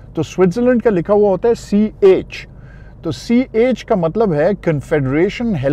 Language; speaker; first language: Urdu; non-native, local second language; Pashto